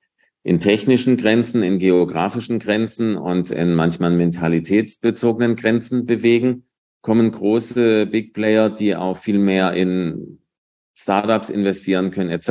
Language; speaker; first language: German; native; German